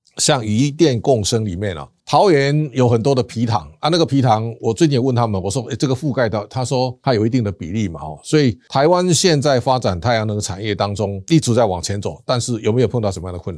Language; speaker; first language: Chinese; native; Chinese